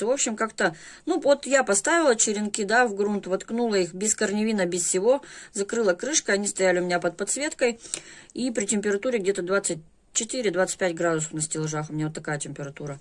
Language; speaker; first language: Russian; native; Russian